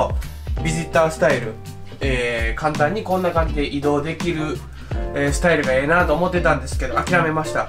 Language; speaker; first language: Japanese; native; Japanese